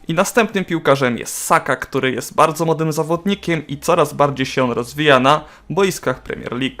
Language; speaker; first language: Polish; native; Polish